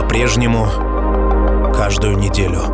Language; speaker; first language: Russian; native; Russian